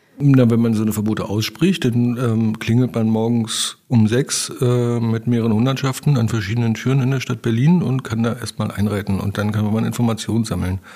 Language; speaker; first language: German; native; German